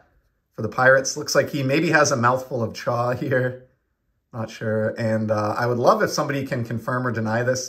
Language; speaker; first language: English; native; English